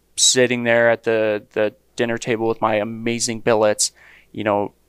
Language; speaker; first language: English; native; English